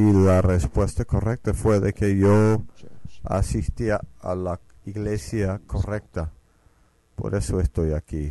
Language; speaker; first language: Spanish; non-native, fluent; Finnish